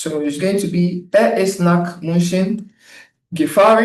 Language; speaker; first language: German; non-native, fluent; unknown